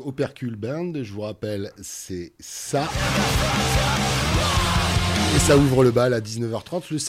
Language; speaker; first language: French; native; French